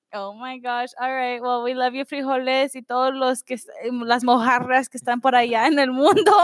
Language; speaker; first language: Spanish; early bilingual, heritage; Spanish